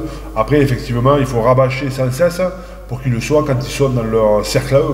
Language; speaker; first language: French; native; French